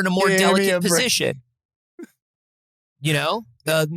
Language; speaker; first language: English; native; English